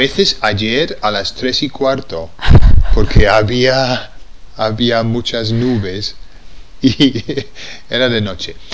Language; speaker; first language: Spanish; non-native, fluent; English